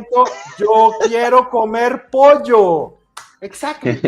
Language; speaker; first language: Spanish; non-native, fluent; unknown